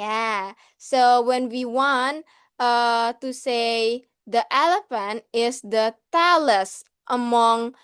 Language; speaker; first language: English; non-native, learner; Indonesian